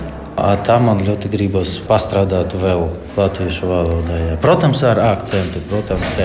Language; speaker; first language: Latvian; non-native, learner; Russian